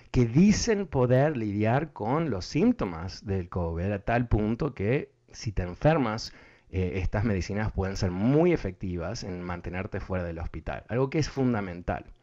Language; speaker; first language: Spanish; early bilingual, heritage; Spanish